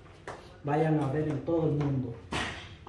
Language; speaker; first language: Spanish; native; Spanish